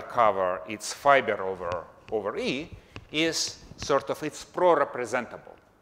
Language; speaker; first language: English; non-native, fluent; Russian